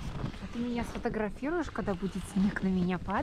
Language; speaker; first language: Russian; native; Russian